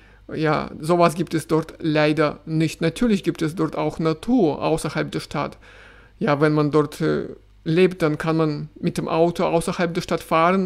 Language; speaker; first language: German; non-native, fluent; Russian